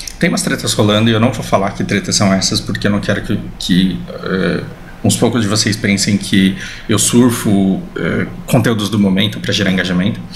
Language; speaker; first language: Portuguese; early bilingual, heritage; Portuguese